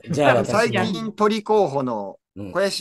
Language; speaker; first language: Japanese; native; Japanese